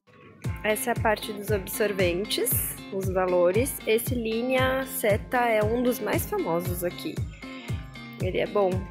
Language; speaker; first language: Portuguese; native; Portuguese